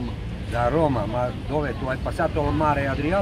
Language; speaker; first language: Italian; non-native, learner; Serbian